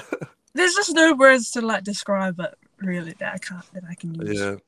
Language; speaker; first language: English; native; English